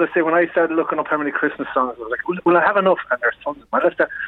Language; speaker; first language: English; native; English